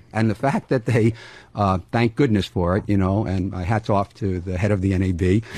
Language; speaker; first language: English; native; English